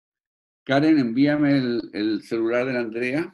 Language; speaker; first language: Spanish; native; Spanish